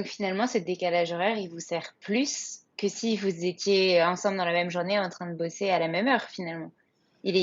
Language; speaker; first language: French; native; French